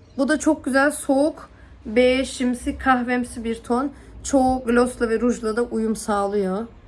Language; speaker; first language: Turkish; early bilingual, heritage; Turkish